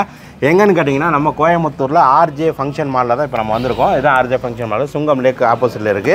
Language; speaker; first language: Tamil; native; Tamil